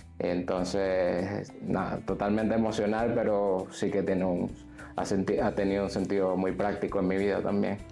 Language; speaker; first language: Spanish; native; Spanish